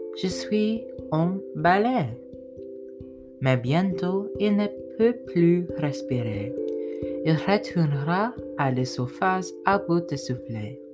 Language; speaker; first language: French; non-native, learner; English